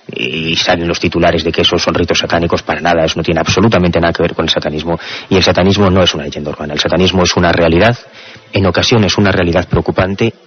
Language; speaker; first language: Spanish; native; Spanish